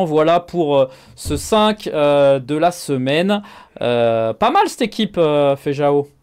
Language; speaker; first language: French; native; French